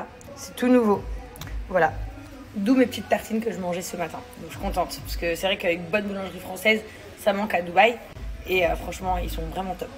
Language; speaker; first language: French; native; French